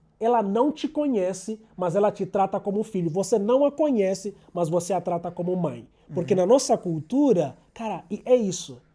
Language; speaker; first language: Portuguese; native; Portuguese